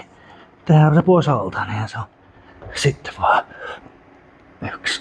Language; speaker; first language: Finnish; native; Finnish